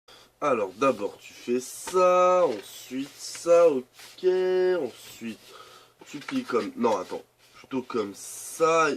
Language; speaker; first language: French; native; French